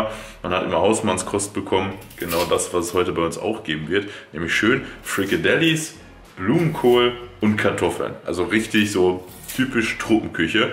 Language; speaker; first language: German; native; German